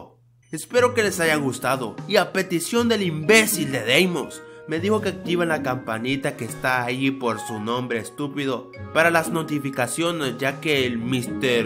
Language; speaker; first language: Spanish; native; Spanish